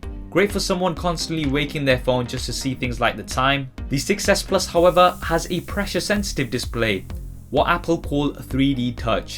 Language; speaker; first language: English; native; English